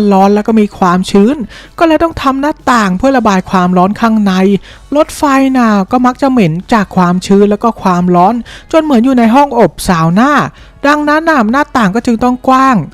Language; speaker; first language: Thai; native; Thai